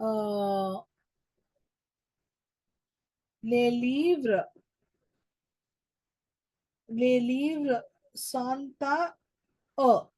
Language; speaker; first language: French; non-native, learner; Telugu